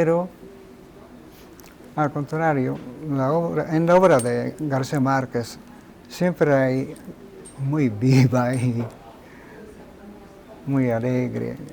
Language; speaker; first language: Spanish; non-native, fluent; Japanese